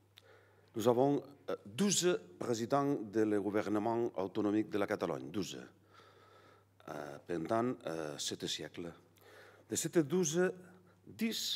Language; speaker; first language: French; non-native, learner; Catalan